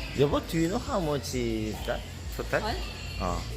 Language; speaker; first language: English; non-native, learner; Korean